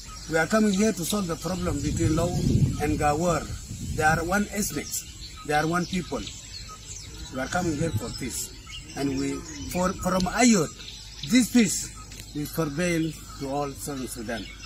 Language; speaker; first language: English; non-native, fluent; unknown